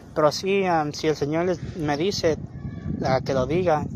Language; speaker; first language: Spanish; early bilingual, heritage; Spanish